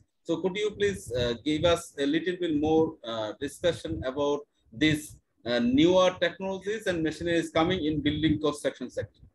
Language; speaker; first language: English; non-native, local second language; Bangla